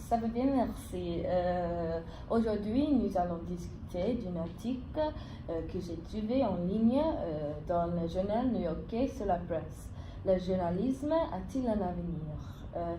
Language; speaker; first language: French; non-native, fluent; English